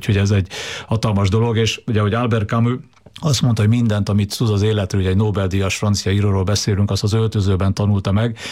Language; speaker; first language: Hungarian; native; Hungarian